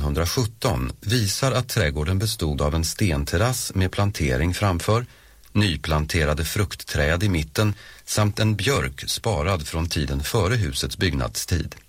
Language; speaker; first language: Swedish; native; Swedish